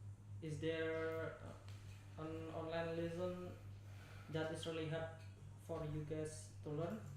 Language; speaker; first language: English; non-native, learner; Indonesian